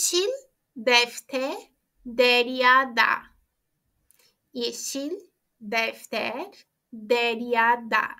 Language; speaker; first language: Turkish; non-native, fluent; Portuguese